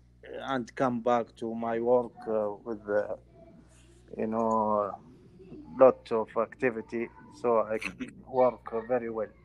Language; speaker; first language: English; non-native, learner; Arabic